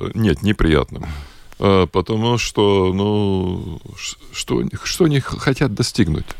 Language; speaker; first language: Russian; non-native, local second language; Latvian